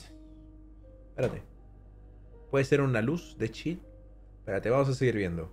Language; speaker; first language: Spanish; native; Spanish